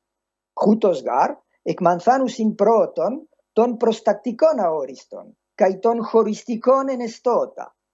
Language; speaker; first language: Greek; non-native, fluent; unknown